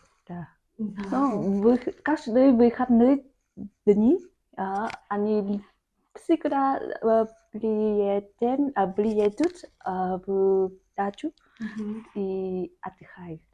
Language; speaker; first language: Russian; non-native, learner; Vietnamese